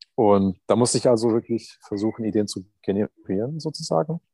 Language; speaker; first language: German; non-native, fluent; Turkish